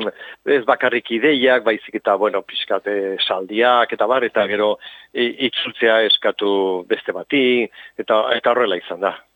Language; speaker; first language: Basque; non-native, local second language; Spanish